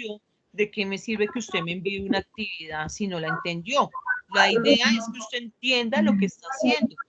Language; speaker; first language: Spanish; native; Spanish